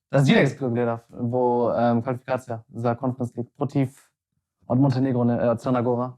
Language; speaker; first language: Macedonian; non-native, learner; Finnish